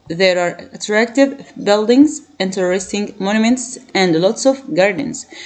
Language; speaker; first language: English; non-native, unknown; Arabic